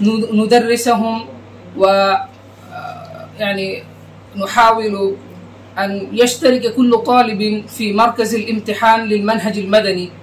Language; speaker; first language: Arabic; non-native, fluent; Bangla